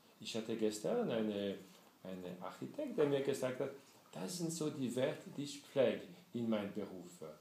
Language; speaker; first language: German; non-native, fluent; French